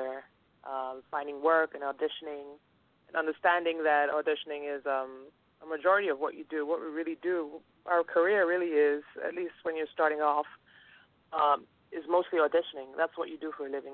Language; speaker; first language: English; non-native, local second language; Yoruba